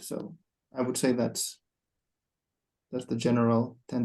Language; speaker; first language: English; non-native, fluent; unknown